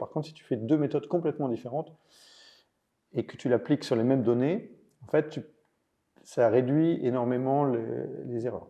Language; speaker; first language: French; native; French